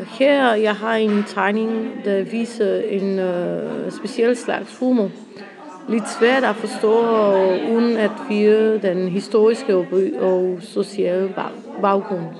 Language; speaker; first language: Danish; non-native, learner; Romanian